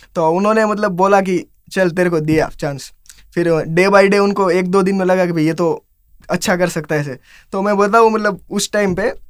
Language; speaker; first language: Hindi; non-native, local second language; Gujarati